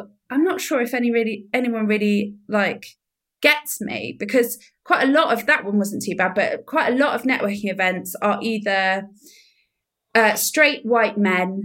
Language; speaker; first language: English; native; English